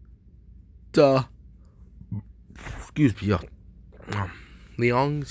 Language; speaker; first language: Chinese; non-native, learner; English